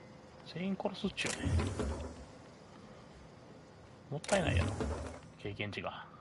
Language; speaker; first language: Japanese; native; Japanese